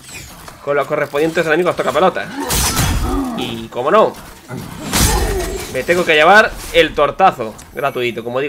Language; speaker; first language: Spanish; native; Spanish